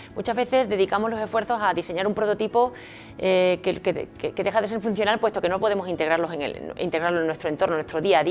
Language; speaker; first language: Spanish; native; Spanish